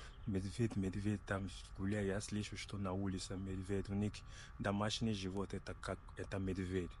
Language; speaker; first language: Russian; non-native, learner; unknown